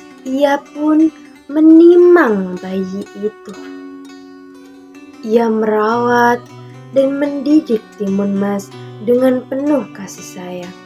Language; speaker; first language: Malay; non-native, local second language; Javanese